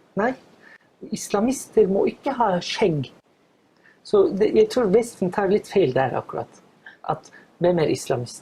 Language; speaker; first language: Norwegian; non-native, fluent; Turkish